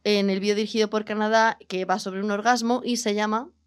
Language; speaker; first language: Spanish; native; Spanish